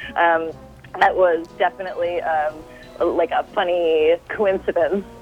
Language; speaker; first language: English; native; English